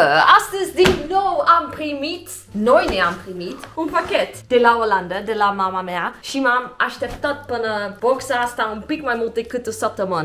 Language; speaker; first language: Romanian; non-native, learner; Dutch